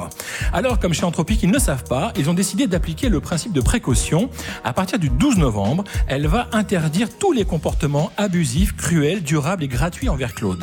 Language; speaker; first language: French; native; French